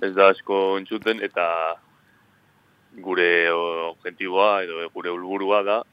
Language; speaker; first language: Basque; non-native, local second language; Spanish